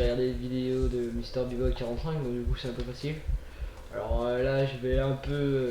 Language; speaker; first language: French; native; French